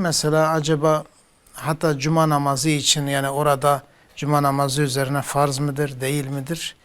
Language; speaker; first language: Turkish; non-native, local second language; Kurdish